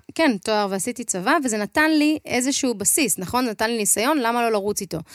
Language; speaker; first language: Hebrew; native; Hebrew